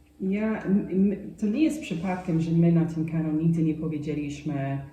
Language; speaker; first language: Polish; non-native, fluent; English